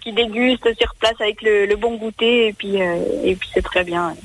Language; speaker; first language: French; native; French